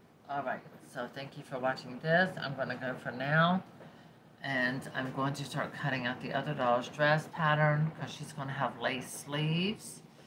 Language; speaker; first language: English; early bilingual, other home language; Spanish